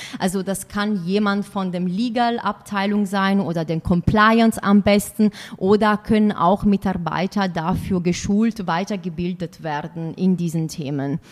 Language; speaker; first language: German; non-native, fluent; Italian